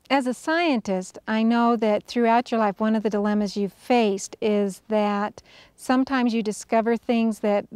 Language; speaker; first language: English; native; English